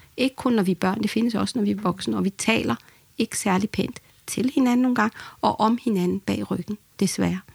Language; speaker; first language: Danish; early bilingual, other home language; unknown